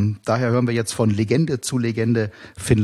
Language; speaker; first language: German; native; German